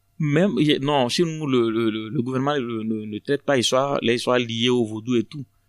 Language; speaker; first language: French; non-native, local second language; Ewe